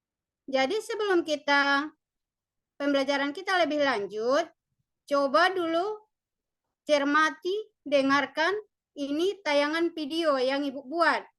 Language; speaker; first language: Indonesian; native; Indonesian